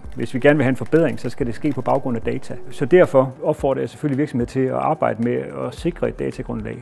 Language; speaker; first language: Danish; native; Danish